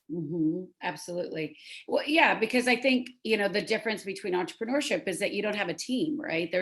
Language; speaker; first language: English; native; English